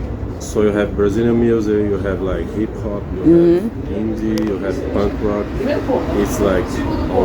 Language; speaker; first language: English; non-native, fluent; Portuguese